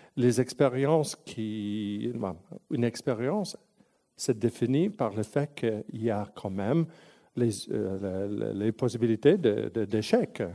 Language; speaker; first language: French; non-native, local second language; English